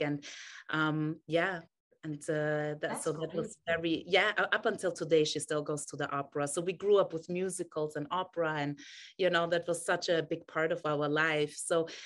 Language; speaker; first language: English; non-native, fluent; German